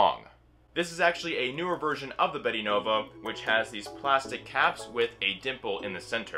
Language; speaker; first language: English; native; English